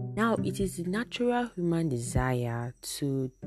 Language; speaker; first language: English; non-native, local second language; Igbo